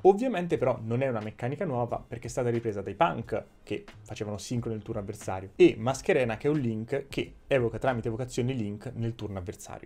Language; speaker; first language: Italian; native; Italian